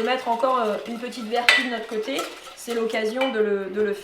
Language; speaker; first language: French; native; French